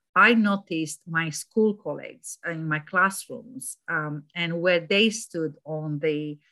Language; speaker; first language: English; non-native, fluent; Romanian